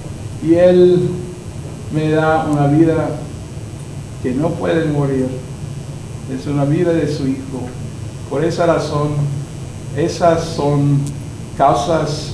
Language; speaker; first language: Spanish; non-native, learner; English